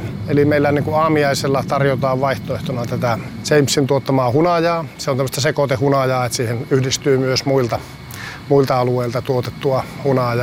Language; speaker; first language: Finnish; native; Finnish